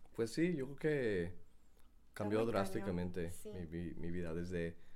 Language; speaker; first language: Spanish; native; Spanish